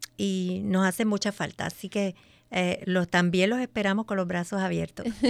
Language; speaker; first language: Spanish; native; Spanish